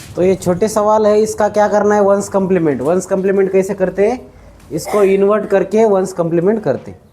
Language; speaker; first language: Hindi; non-native, local second language; Marathi